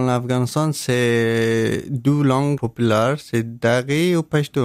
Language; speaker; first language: French; non-native, learner; Persian